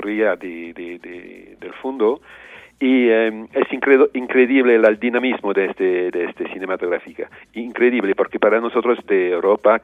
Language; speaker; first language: Spanish; non-native, learner; French